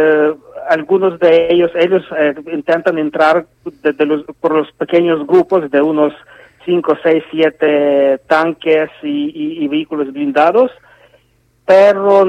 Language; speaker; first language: Spanish; non-native, fluent; Ukrainian